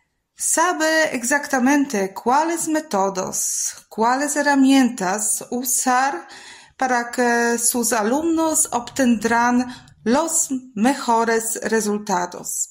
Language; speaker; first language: Spanish; non-native, fluent; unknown